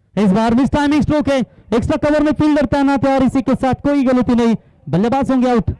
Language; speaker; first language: Hindi; non-native, local second language; Marathi